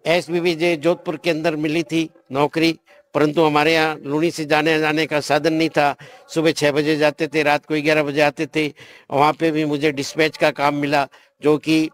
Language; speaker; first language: Hindi; native; Hindi